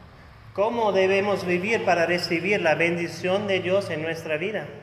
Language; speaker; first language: Spanish; non-native, fluent; German